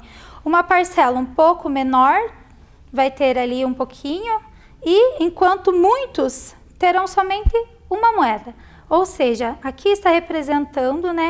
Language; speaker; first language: Portuguese; native; Portuguese